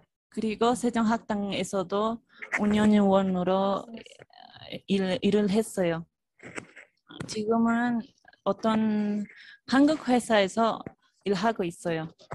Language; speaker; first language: Korean; non-native, fluent; Spanish